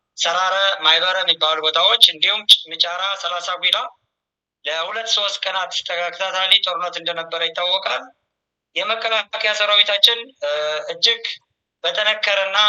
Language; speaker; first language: Amharic; native; Amharic